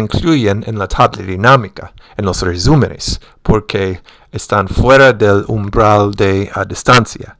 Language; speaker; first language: Spanish; non-native, fluent; English